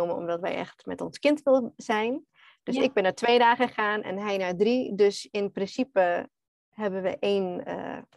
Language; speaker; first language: Dutch; non-native, fluent; English